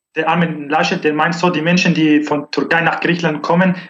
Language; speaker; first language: German; non-native, learner; Arabic